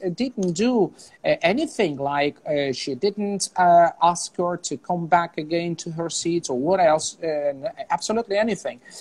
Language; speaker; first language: English; non-native, fluent; Azerbaijani